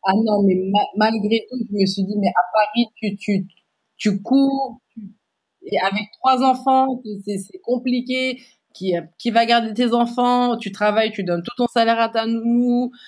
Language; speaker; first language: French; native; French